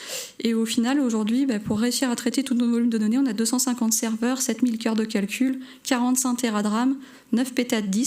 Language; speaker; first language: French; native; French